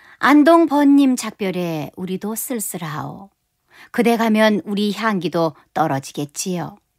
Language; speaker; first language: Korean; native; Korean